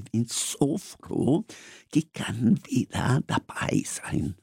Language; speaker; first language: German; non-native, fluent; Spanish